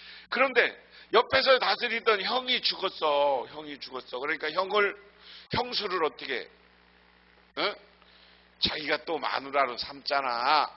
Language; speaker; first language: Korean; native; Korean